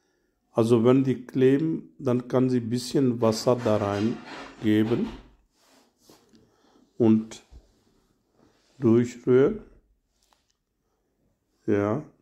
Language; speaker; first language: German; non-native, learner; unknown